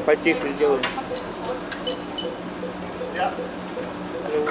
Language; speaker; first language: German; non-native, learner; Russian